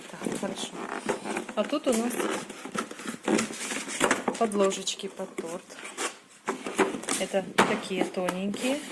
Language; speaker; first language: Russian; native; Russian